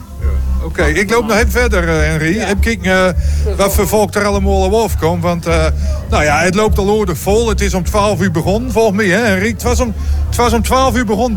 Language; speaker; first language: Dutch; native; Dutch